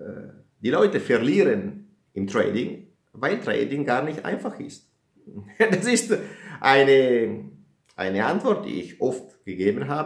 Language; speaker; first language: German; non-native, fluent; Italian